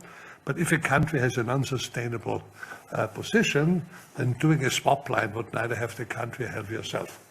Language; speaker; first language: English; non-native, fluent; German